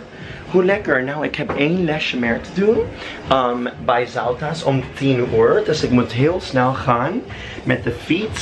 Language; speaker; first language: Dutch; non-native, learner; English